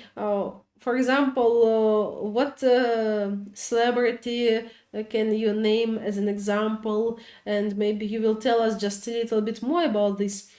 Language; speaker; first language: English; non-native, fluent; Ukrainian